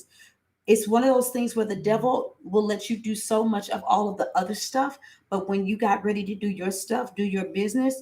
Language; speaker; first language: English; native; English